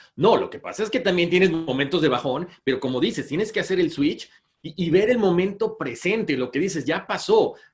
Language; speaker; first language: Spanish; native; Spanish